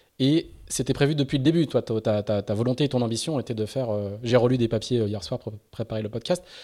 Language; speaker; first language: French; native; French